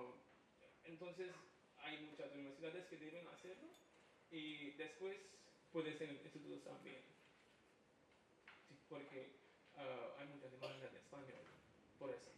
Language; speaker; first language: Spanish; non-native, fluent; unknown